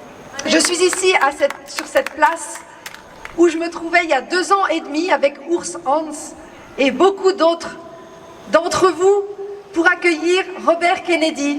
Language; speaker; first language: French; native; French